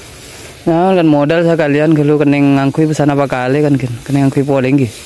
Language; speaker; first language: Indonesian; non-native, local second language; Madurese